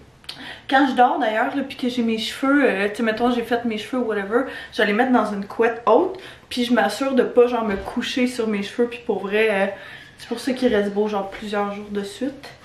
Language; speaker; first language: French; native; French